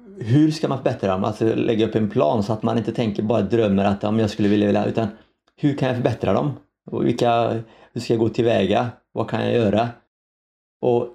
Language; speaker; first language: Swedish; early bilingual, other home language; Somali